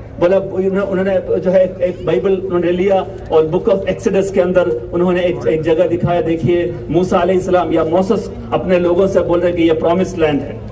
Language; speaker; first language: Urdu; non-native, local second language; Malayalam